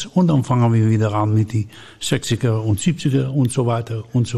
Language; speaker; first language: German; non-native, learner; Dutch